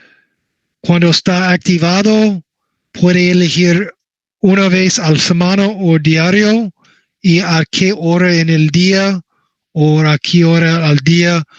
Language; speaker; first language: Spanish; non-native, learner; English